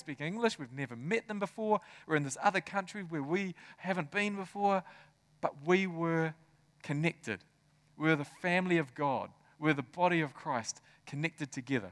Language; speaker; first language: English; native; English